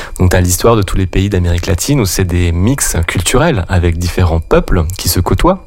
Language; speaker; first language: French; native; French